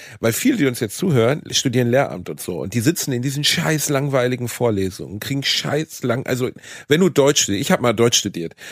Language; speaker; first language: German; native; German